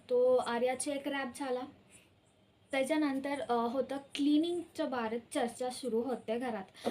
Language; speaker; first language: Marathi; early bilingual, heritage; Marathi